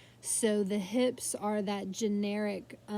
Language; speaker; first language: English; native; English